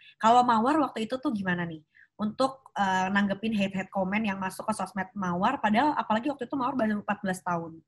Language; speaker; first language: Indonesian; native; Indonesian